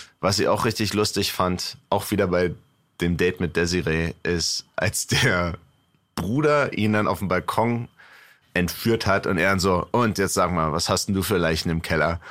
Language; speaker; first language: German; non-native, fluent; English